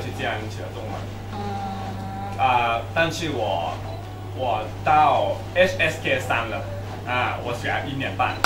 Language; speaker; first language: Chinese; non-native, learner; Thai